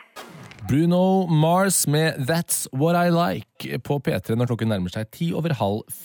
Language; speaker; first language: Norwegian; native; Norwegian